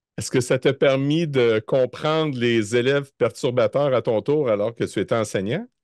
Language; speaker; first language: French; native; French